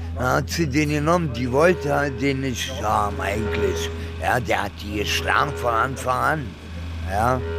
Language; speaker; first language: German; early bilingual, other home language; Italian